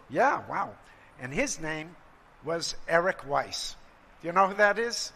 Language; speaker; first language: English; native; English